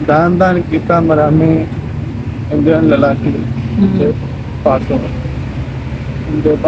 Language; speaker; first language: Filipino; non-native, learner; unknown